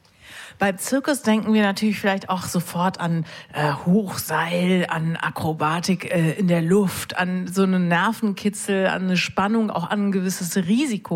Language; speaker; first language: German; native; German